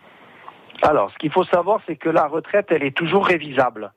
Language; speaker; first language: French; native; French